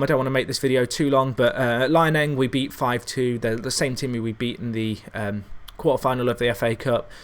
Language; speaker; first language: English; native; English